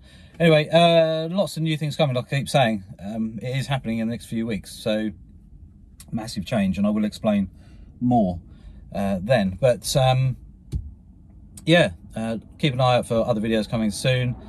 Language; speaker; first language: English; native; English